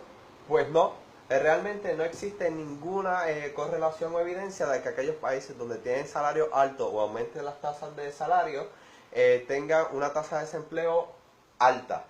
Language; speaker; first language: Spanish; native; Spanish